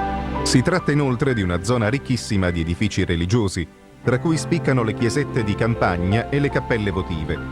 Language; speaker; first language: Italian; native; Italian